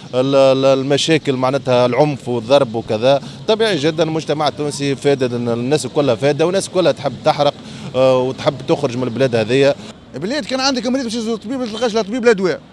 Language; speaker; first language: Arabic; native; Arabic